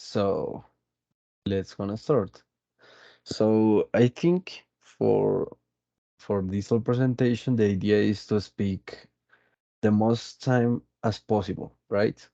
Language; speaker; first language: English; non-native, fluent; Spanish